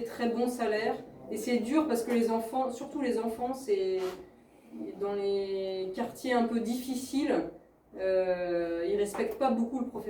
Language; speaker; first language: French; native; French